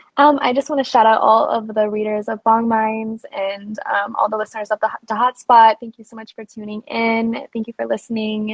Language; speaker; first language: English; native; English